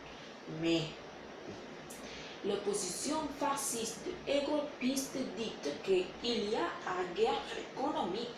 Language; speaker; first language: French; non-native, learner; Spanish